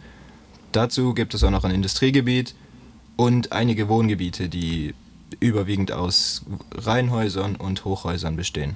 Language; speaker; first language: German; native; German